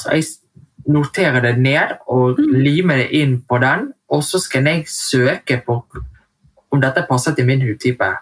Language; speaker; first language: Norwegian; early bilingual, heritage; Vietnamese